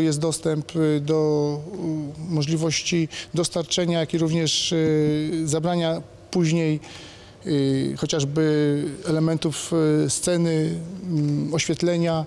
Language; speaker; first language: Polish; native; Polish